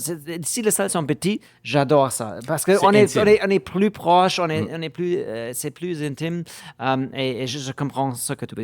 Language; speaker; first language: French; non-native, fluent; German